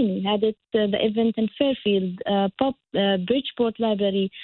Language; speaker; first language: English; non-native, fluent; Arabic